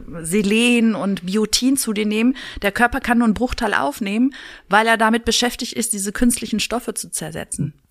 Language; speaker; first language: German; early bilingual, other home language; Greek